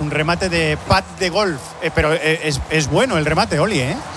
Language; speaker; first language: Spanish; native; Spanish